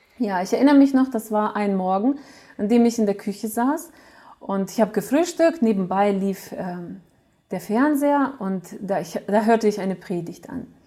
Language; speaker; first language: German; early bilingual, other home language; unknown